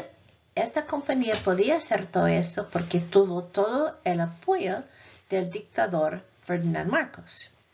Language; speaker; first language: Spanish; non-native, fluent; English